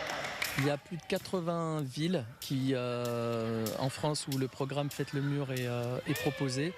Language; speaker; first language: French; native; French